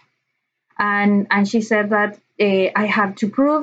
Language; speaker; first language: English; non-native, learner; Spanish